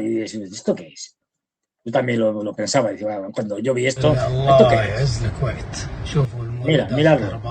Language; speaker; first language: Spanish; native; Spanish